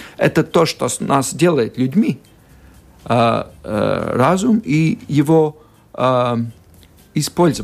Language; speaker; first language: Russian; non-native, local second language; Latvian